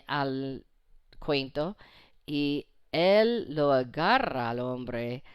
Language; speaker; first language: Spanish; non-native, fluent; English